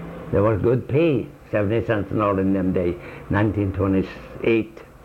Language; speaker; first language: English; non-native, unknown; Swedish